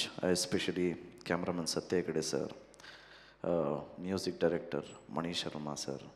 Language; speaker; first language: Telugu; non-native, learner; Kannada